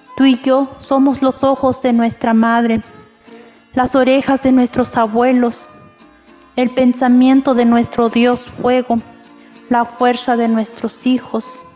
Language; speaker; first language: Spanish; non-native, local second language; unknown